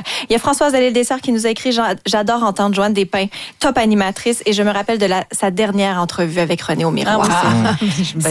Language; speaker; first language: French; native; French